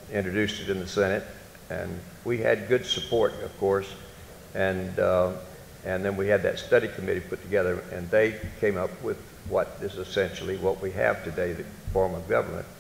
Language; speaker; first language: English; native; English